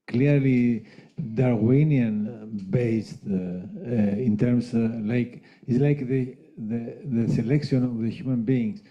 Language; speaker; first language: English; non-native, fluent; Greek